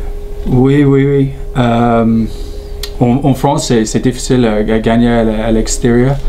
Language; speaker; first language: French; non-native, learner; English